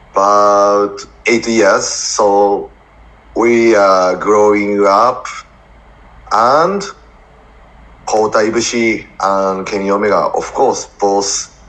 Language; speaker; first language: English; non-native, learner; Japanese